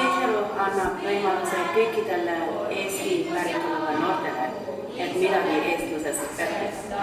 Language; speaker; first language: Estonian; early bilingual, heritage; Estonian